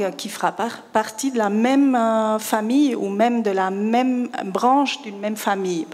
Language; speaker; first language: French; non-native, fluent; Spanish